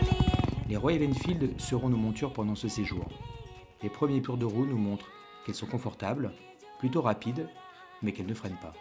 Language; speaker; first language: French; native; French